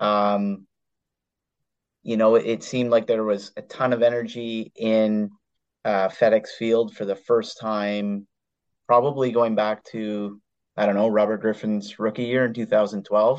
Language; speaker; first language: English; native; English